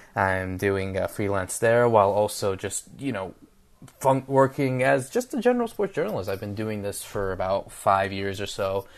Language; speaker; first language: English; early bilingual, other home language; Spanish